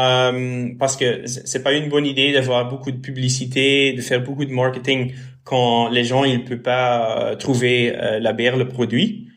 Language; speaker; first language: French; non-native, local second language; Dutch